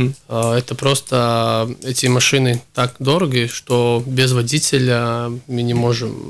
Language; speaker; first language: Russian; non-native, local second language; Latvian